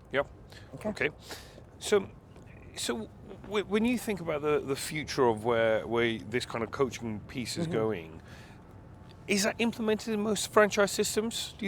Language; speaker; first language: English; native; English